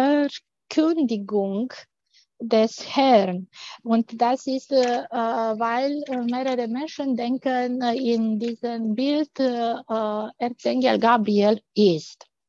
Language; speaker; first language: German; non-native, fluent; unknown